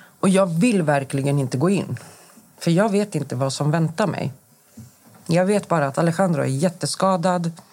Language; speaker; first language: Swedish; native; Swedish